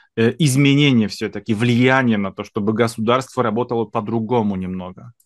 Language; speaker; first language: Russian; non-native, fluent; Polish